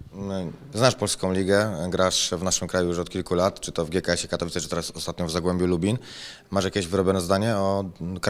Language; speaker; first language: Polish; native; Polish